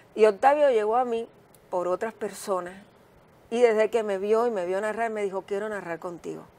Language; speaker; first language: Spanish; native; Spanish